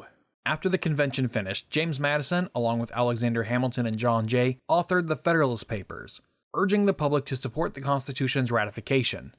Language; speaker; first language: English; native; English